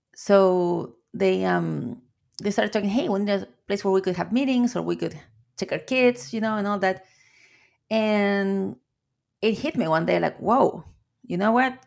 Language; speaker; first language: English; non-native, fluent; Spanish